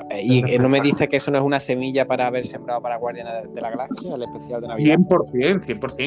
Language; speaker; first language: Spanish; native; Spanish